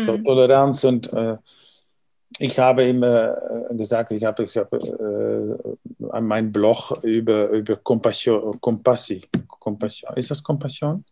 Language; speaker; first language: German; non-native, learner; Dutch